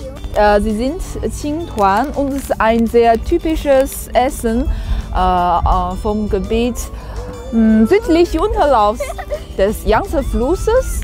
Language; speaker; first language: German; non-native, fluent; Chinese